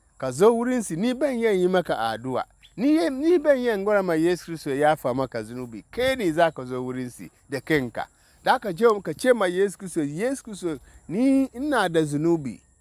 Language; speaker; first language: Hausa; non-native, local second language; Dyula